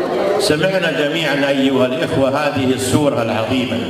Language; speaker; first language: Arabic; native; Arabic